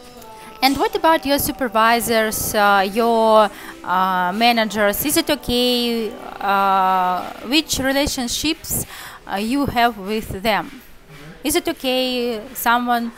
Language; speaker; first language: English; non-native, learner; Russian